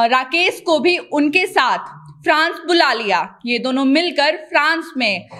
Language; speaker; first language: Hindi; native; Hindi